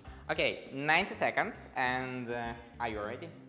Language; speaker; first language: English; non-native, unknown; Russian